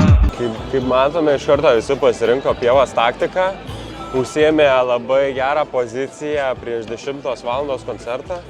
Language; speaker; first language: Lithuanian; native; Lithuanian